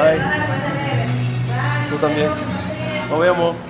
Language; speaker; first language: Spanish; non-native, learner; English